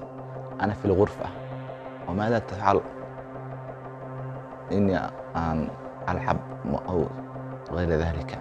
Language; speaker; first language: Arabic; non-native, local second language; Somali